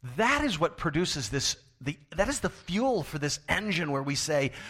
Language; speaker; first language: English; native; English